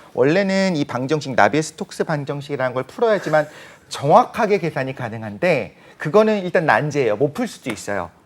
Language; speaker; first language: Korean; native; Korean